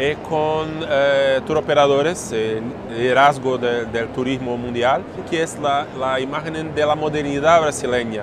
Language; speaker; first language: Spanish; non-native, fluent; Portuguese